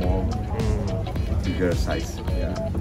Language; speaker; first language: English; non-native, learner; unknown